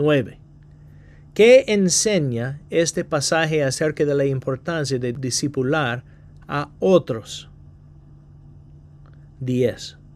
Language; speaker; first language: Spanish; non-native, fluent; English